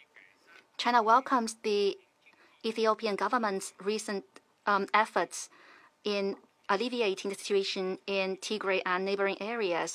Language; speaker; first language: English; non-native, fluent; Chinese